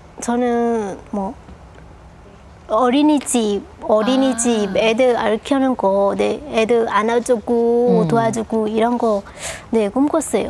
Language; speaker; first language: Korean; non-native, local second language; Lao